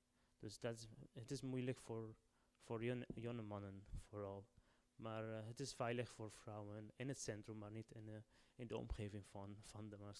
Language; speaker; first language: Dutch; non-native, learner; Arabic